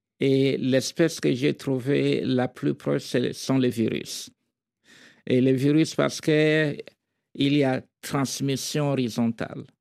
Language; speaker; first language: French; non-native, local second language; Kituba (Democratic Republic of Congo)